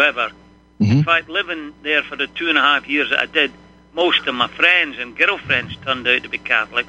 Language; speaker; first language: English; native; English